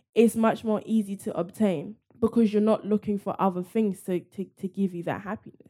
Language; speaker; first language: English; native; English